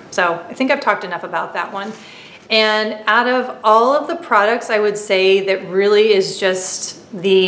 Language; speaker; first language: English; native; English